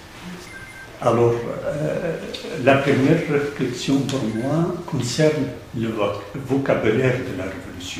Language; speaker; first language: French; non-native, fluent; Arabic